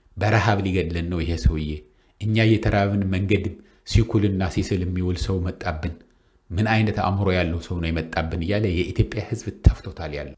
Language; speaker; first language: Amharic; non-native, local second language; Tigrinya